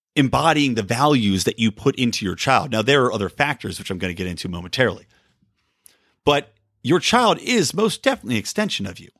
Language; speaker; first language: English; native; English